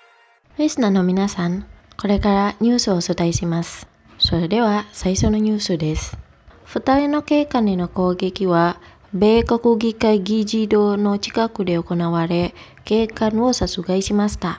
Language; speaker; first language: Japanese; non-native, fluent; Indonesian